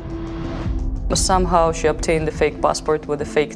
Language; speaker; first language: English; non-native, fluent; Russian